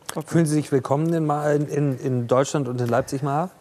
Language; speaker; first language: German; native; German